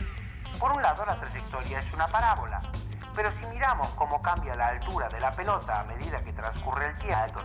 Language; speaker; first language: Spanish; native; Spanish